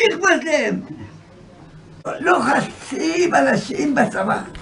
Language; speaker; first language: Hebrew; non-native, fluent; Yiddish